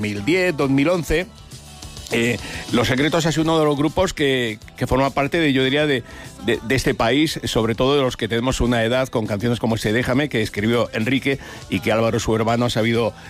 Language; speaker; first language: Spanish; native; Spanish